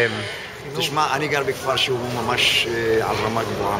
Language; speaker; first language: Hebrew; non-native, local second language; Arabic